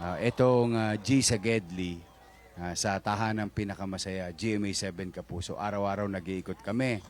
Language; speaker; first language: Filipino; native; Filipino